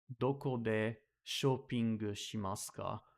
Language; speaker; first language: Japanese; non-native, learner; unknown